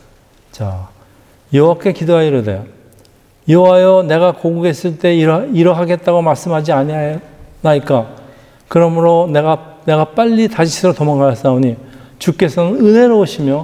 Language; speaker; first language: Korean; native; Korean